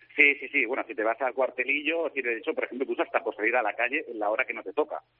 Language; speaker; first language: Spanish; native; Spanish